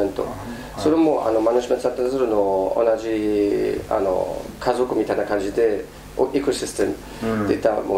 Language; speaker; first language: Japanese; non-native, fluent; German